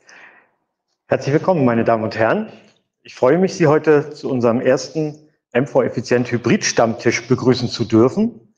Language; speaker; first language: German; native; German